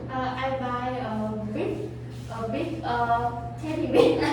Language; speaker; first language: English; non-native, learner; Vietnamese